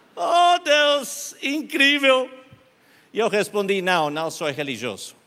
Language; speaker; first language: Portuguese; non-native, learner; Spanish